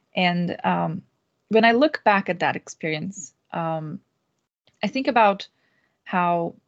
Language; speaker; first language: English; non-native, fluent; Portuguese